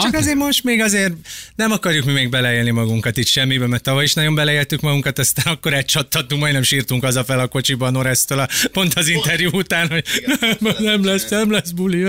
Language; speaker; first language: Hungarian; native; Hungarian